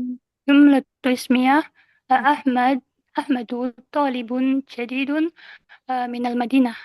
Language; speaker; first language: Arabic; non-native, learner; Indonesian